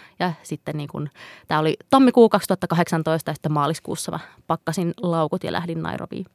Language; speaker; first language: Finnish; non-native, local second language; Swedish